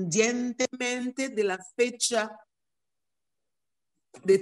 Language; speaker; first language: Spanish; non-native, learner; Haitian Creole